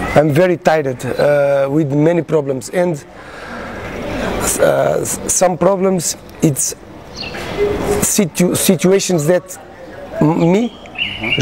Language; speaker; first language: English; non-native, learner; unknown